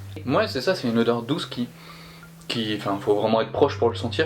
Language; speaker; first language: French; native; French